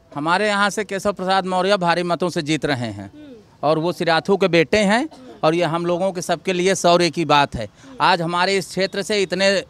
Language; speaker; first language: Hindi; native; Hindi